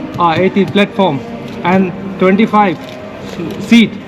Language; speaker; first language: English; non-native, fluent; Hindi